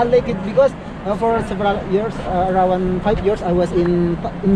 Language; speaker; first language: English; non-native, learner; Indonesian